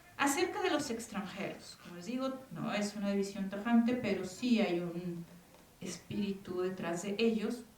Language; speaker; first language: Spanish; native; Spanish